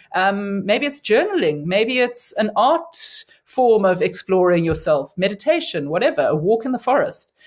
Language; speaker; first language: English; native; English